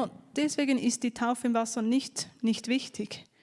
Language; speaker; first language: German; native; German